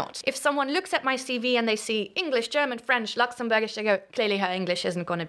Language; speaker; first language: English; non-native, fluent; Luxembourgish